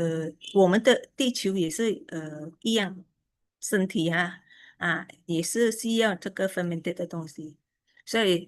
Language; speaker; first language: Chinese; early bilingual, heritage; Chinese